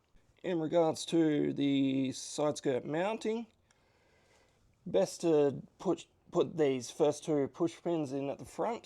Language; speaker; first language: English; native; English